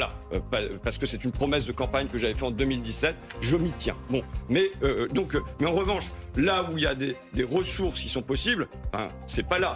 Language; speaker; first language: French; native; French